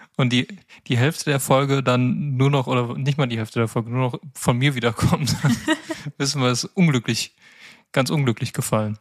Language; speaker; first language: German; native; German